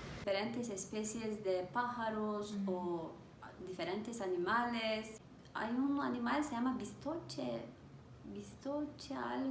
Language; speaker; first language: Spanish; non-native, learner; Turkish